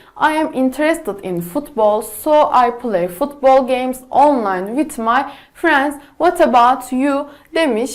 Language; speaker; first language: English; non-native, fluent; Turkish